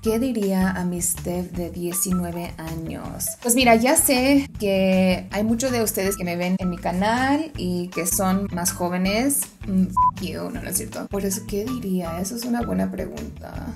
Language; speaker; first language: Spanish; early bilingual, other home language; English